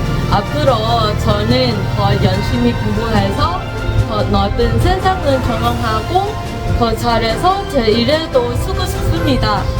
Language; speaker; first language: Korean; non-native, learner; Vietnamese